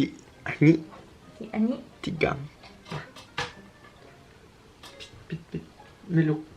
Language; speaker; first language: Thai; non-native, learner; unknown